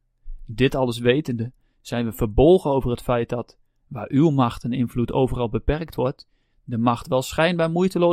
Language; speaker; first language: Dutch; native; Dutch